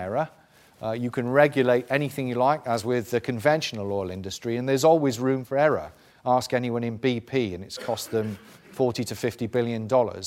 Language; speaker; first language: English; native; English